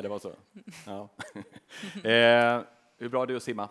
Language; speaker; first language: Swedish; native; Swedish